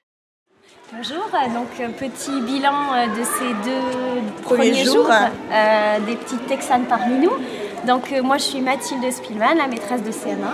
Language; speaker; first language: French; native; French